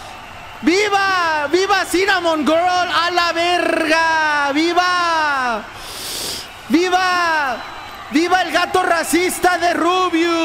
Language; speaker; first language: Spanish; native; Spanish